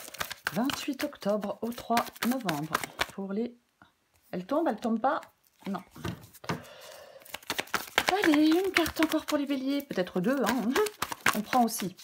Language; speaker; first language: French; native; French